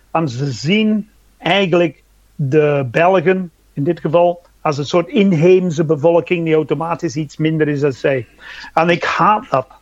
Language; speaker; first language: Dutch; non-native, fluent; English